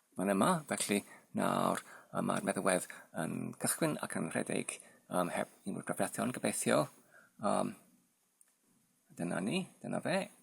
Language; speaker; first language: Welsh; non-native, learner; Polish